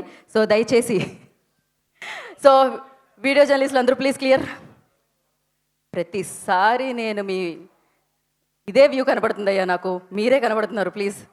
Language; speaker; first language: Telugu; native; Telugu